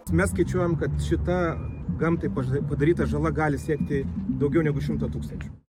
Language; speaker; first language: Lithuanian; native; Lithuanian